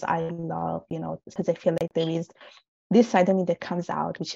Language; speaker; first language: English; non-native, fluent; Italian